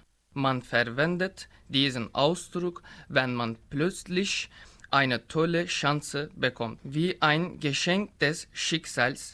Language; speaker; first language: German; non-native, learner; Turkish